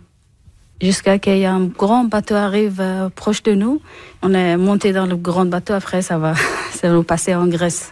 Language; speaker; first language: French; non-native, learner; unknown